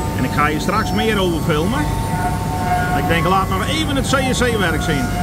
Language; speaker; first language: Dutch; non-native, local second language; Western Frisian